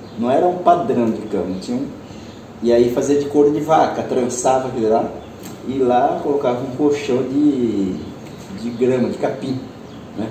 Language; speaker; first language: Portuguese; early bilingual, other home language; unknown